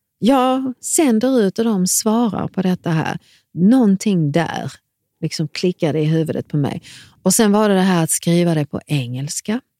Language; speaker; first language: Swedish; early bilingual, other home language; Serbian